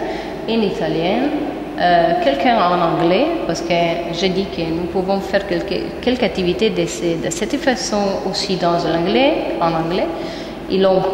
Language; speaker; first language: French; non-native, fluent; Italian